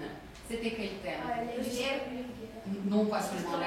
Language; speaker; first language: French; non-native, fluent; Russian